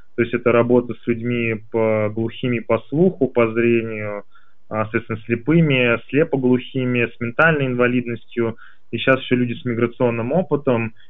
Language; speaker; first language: Russian; native; Russian